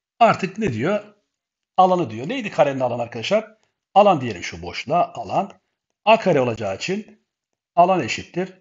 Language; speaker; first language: Turkish; native; Turkish